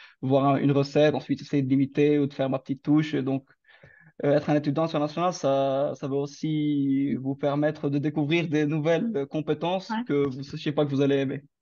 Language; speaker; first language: French; non-native, local second language; Arabic